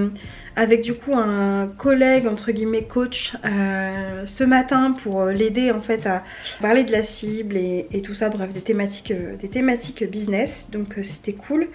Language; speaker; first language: French; native; French